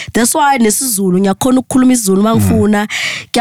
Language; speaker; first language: English; non-native, local second language; Xhosa